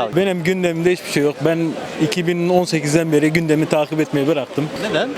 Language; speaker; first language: Turkish; native; Turkish